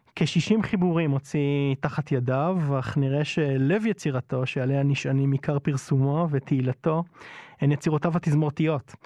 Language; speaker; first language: Hebrew; native; Hebrew